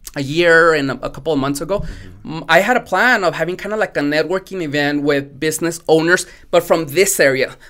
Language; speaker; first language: English; non-native, fluent; Spanish